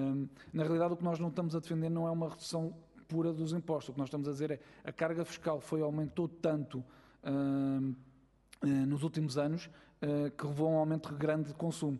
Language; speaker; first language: Portuguese; native; Portuguese